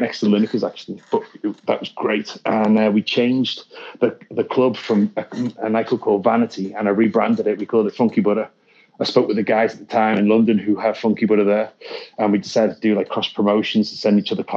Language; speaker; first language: English; native; English